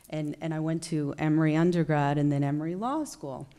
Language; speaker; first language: English; native; English